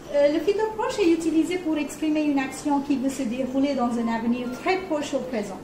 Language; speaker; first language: French; non-native, fluent; Hindi